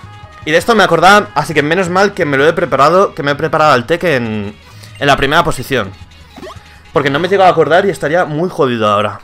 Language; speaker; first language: Spanish; native; Spanish